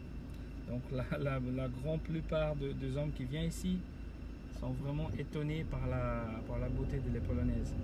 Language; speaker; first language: French; non-native, fluent; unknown